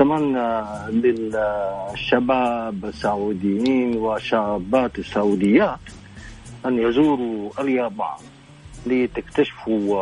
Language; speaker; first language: Arabic; non-native, fluent; Japanese